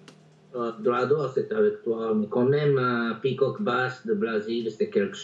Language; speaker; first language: French; non-native, fluent; Japanese